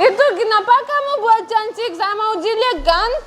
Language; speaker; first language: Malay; non-native, learner; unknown